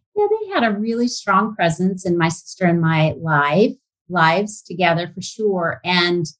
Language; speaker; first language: English; native; English